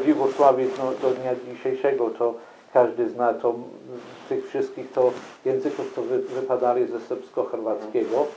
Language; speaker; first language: Polish; non-native, fluent; English